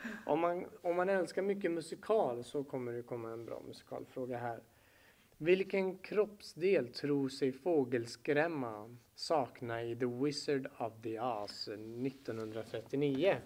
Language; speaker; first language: Swedish; native; Swedish